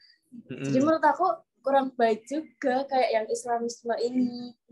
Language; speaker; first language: Indonesian; native; Indonesian